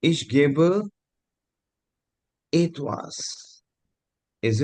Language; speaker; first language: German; non-native, fluent; Hindi